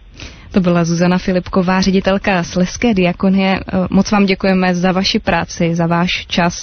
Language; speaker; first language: Czech; native; Czech